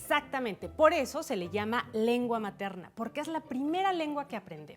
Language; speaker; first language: Spanish; native; Spanish